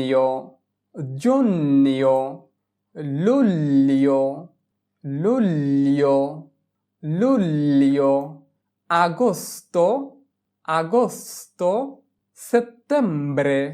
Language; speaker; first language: Italian; non-native, fluent; Bangla